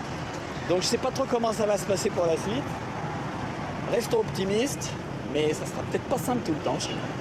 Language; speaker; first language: French; native; French